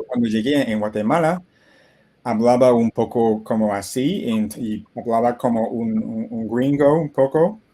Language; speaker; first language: Spanish; non-native, fluent; English